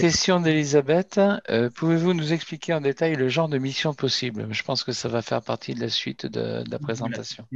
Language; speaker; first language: French; native; French